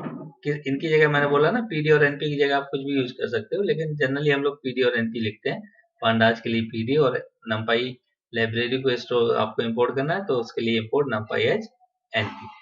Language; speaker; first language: Hindi; native; Hindi